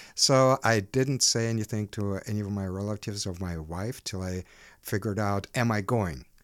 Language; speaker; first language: English; non-native, fluent; Ukrainian